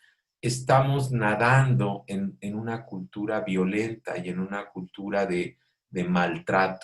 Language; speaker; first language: Spanish; native; Spanish